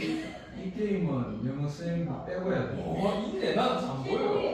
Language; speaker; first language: Korean; native; Korean